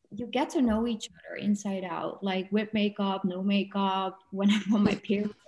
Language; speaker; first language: English; non-native, fluent; Dutch